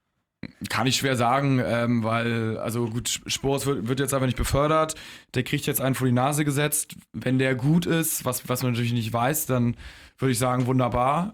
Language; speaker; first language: German; native; German